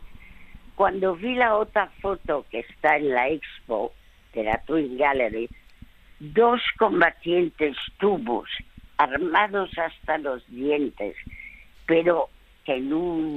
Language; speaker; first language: Spanish; early bilingual, other home language; French